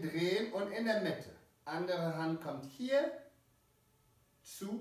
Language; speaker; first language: German; non-native, fluent; French